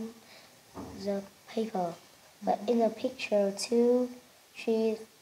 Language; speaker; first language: English; non-native, learner; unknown